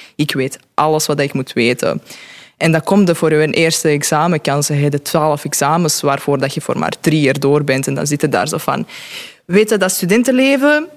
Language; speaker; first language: Dutch; non-native, fluent; Croatian